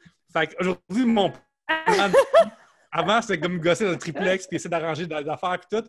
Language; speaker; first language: French; native; French